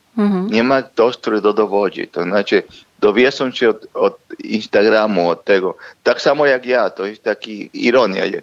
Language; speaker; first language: Polish; non-native, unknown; Spanish